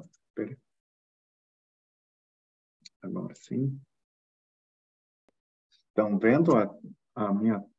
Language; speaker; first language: Portuguese; non-native, fluent; German